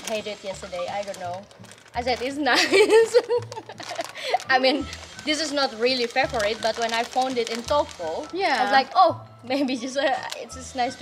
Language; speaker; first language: English; non-native, fluent; Indonesian